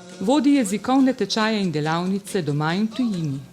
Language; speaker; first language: Slovenian; native; Slovenian